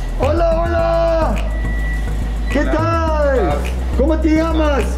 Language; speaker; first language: Spanish; non-native, learner; English